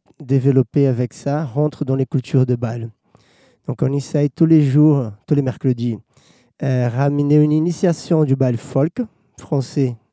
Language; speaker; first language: French; non-native, fluent; Portuguese